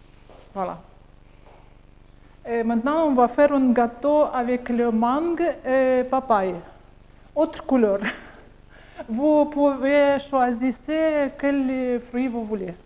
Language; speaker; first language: French; non-native, learner; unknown